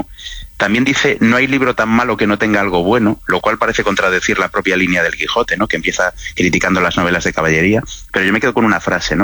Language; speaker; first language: Spanish; native; Spanish